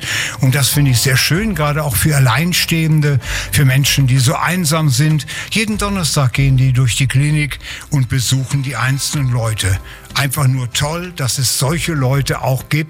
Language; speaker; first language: German; native; German